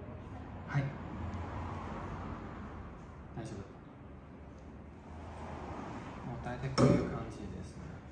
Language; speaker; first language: Japanese; non-native, fluent; Chinese